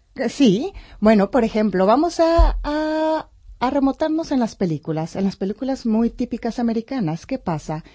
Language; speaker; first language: Spanish; native; Spanish